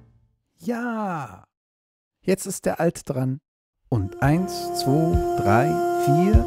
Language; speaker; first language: German; native; German